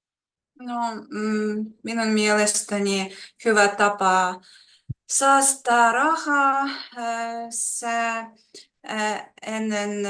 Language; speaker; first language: Finnish; non-native, learner; Russian